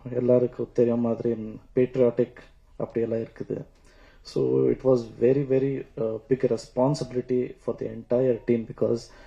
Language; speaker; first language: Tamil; non-native, learner; Kannada